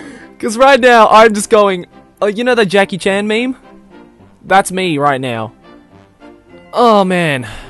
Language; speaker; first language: English; early bilingual, other home language; Japanese